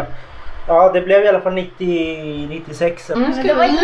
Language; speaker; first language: Swedish; native; Swedish